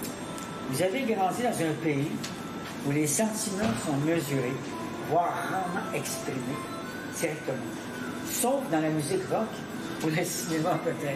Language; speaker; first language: French; native; French